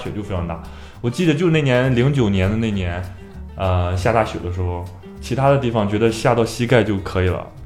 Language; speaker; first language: Chinese; native; Chinese